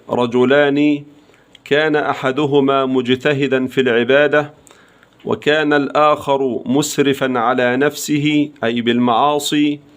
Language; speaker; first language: Arabic; native; Arabic